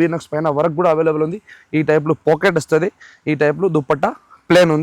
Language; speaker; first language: Telugu; non-native, local second language; Urdu